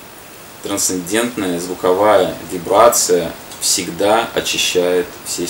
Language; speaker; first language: Russian; native; Russian